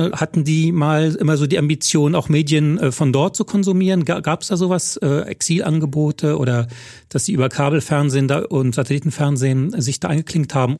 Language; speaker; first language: German; native; German